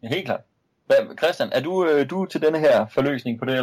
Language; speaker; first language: Danish; native; Danish